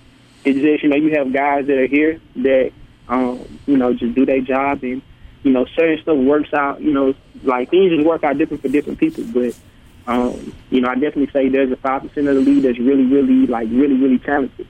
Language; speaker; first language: English; native; English